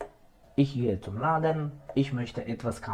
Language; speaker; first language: German; non-native, fluent; Macedonian